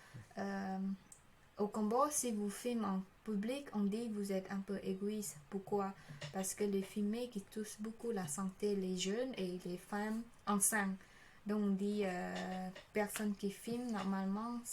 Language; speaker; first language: French; non-native, learner; Khmer